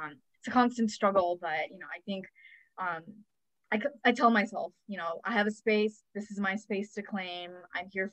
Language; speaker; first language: English; native; English